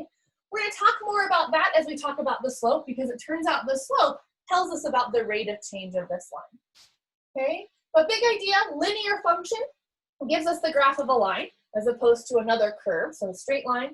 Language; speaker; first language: English; native; English